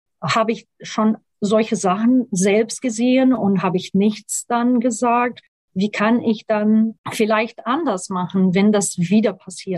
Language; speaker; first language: German; non-native, fluent; Portuguese